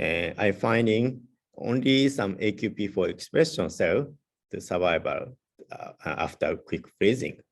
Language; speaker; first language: English; non-native, learner; Japanese